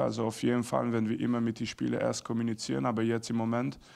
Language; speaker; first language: German; non-native, fluent; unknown